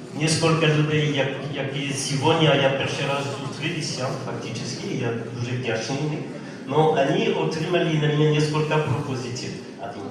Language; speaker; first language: Ukrainian; non-native, learner; French